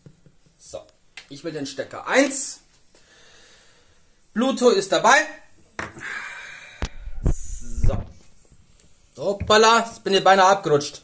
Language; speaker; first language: German; native; German